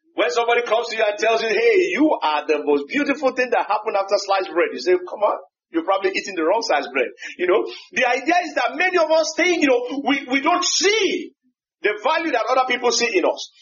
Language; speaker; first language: English; non-native, local second language; Yoruba